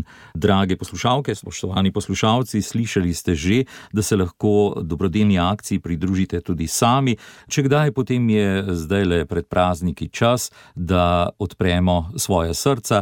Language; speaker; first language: Slovenian; native; Slovenian